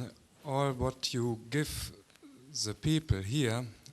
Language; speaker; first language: English; non-native, learner; German